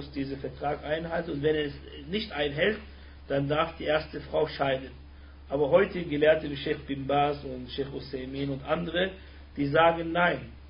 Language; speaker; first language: German; early bilingual, other home language; Turkish